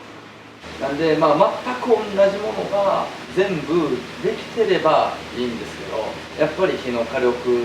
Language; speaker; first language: Japanese; native; Japanese